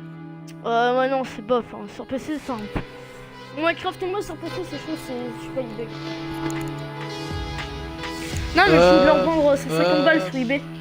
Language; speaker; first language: French; native; French